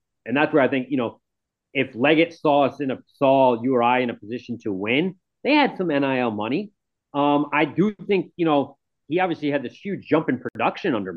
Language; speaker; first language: English; native; English